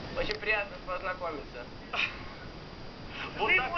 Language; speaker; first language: Russian; early bilingual, heritage; Russian